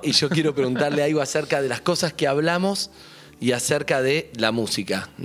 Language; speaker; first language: Spanish; native; Spanish